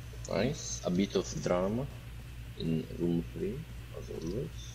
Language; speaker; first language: English; non-native, fluent; Italian